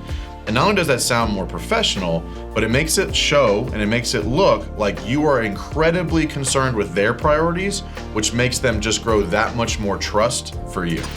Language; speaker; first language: English; native; English